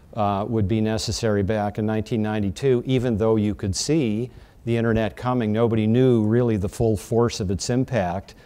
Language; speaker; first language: English; native; English